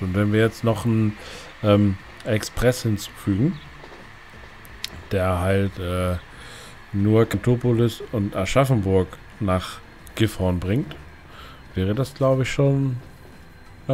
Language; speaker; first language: German; native; German